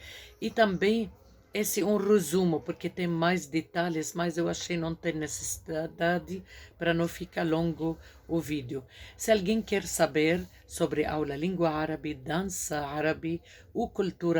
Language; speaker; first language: Portuguese; non-native, fluent; Arabic